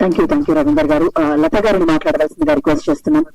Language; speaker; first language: Telugu; native; Telugu